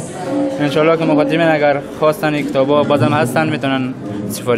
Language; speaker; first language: Persian; native; Persian